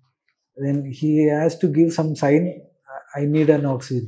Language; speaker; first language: Telugu; non-native, learner; Malayalam